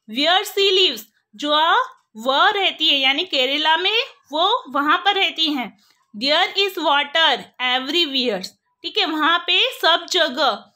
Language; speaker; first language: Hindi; non-native, local second language; Gujarati